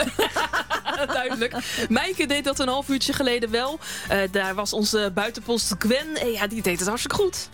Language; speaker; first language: Dutch; native; Dutch